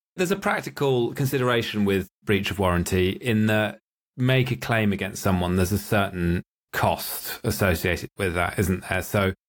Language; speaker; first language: English; native; English